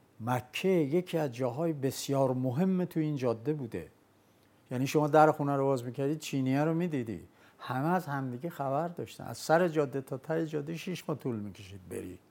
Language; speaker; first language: Persian; non-native, local second language; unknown